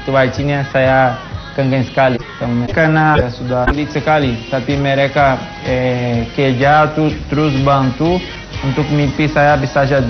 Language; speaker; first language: Indonesian; non-native, fluent; Portuguese